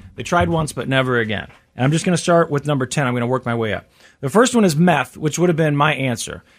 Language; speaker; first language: English; native; English